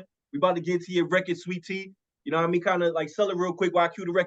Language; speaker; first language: English; native; English